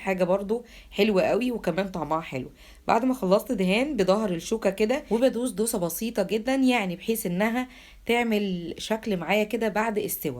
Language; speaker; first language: Arabic; native; Arabic